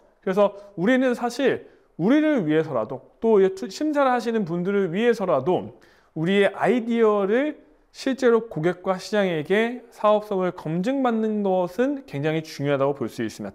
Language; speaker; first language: Korean; native; Korean